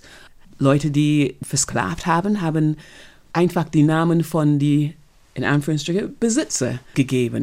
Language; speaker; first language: German; non-native, fluent; English